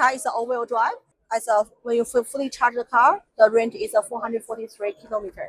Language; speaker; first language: English; non-native, fluent; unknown